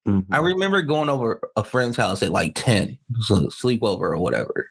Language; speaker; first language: English; native; English